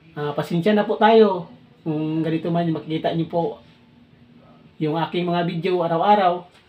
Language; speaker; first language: Filipino; non-native, local second language; Cebuano